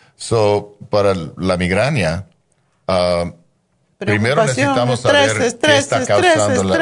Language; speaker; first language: Spanish; non-native, fluent; English